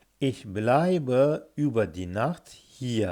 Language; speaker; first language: German; non-native, fluent; Turkish